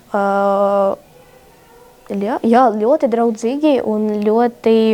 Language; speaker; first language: Latvian; non-native, learner; Ukrainian